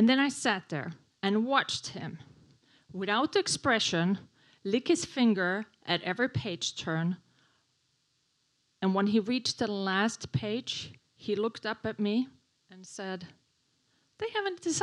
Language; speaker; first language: English; non-native, fluent; Swedish